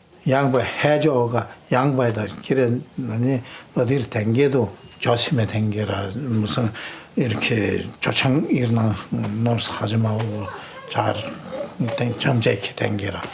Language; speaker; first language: Korean; early bilingual, heritage; Korean